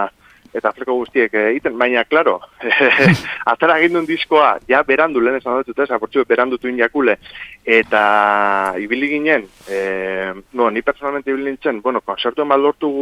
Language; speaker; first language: Basque; native; Basque